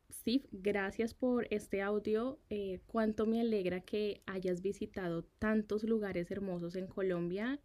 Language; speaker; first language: Spanish; native; Spanish